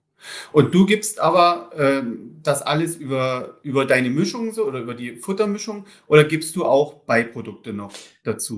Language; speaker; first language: German; native; German